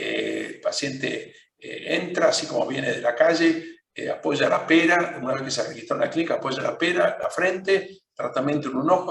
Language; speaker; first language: Spanish; native; Spanish